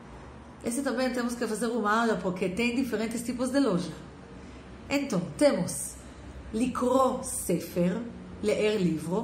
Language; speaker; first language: Portuguese; non-native, fluent; Hebrew